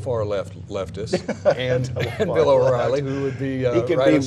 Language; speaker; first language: English; native; English